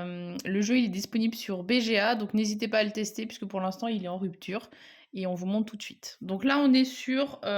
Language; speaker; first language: French; native; French